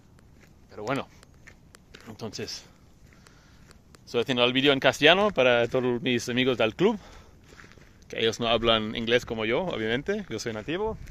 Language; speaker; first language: Spanish; non-native, fluent; English